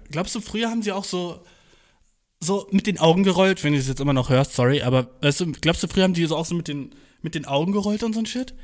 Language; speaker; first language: German; early bilingual, other home language; Turkish